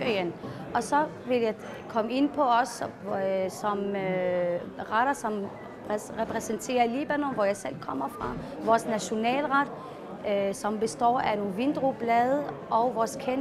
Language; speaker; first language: Danish; non-native, fluent; Arabic